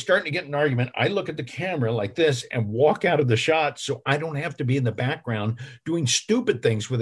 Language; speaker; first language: English; native; English